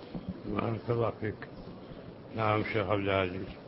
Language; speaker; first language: Arabic; native; Arabic